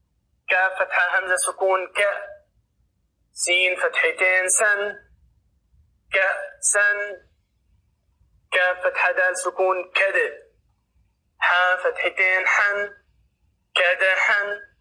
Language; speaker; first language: Arabic; non-native, fluent; Oromo